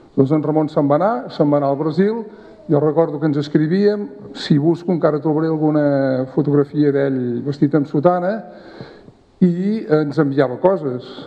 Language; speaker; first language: Catalan; native; Catalan